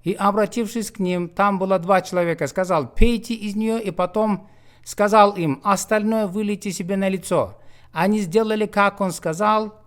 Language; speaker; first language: Russian; non-native, local second language; Kyrgyz